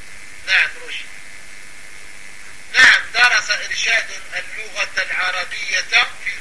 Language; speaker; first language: Arabic; non-native, fluent; French